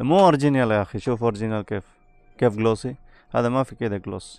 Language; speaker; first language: Arabic; non-native, learner; Bangla